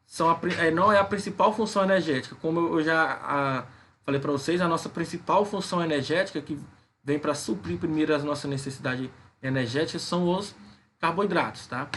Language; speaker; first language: Portuguese; native; Portuguese